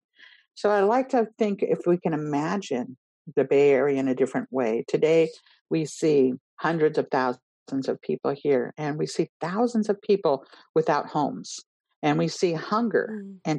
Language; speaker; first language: English; native; English